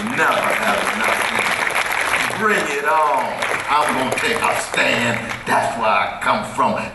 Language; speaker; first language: English; native; English